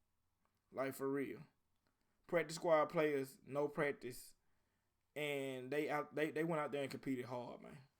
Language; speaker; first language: English; native; English